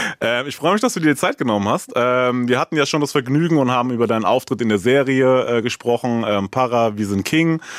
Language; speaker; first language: German; native; German